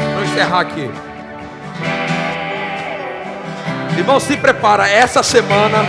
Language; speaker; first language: Portuguese; native; Portuguese